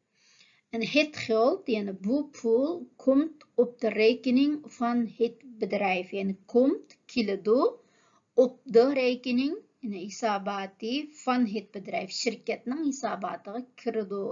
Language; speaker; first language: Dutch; non-native, fluent; Uyghur